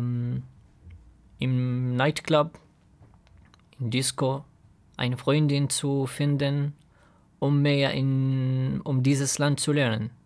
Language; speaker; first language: German; non-native, learner; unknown